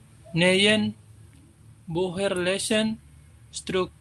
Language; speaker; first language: German; non-native, learner; Indonesian